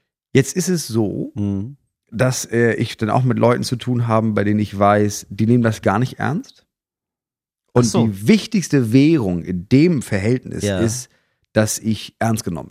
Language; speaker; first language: German; native; German